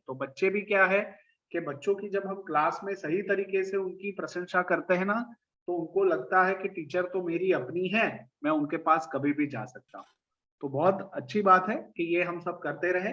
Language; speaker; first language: Hindi; native; Hindi